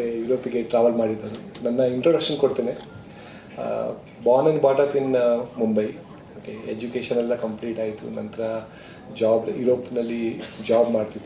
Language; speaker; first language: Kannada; non-native, local second language; Tulu